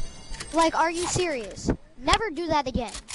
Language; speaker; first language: English; native; English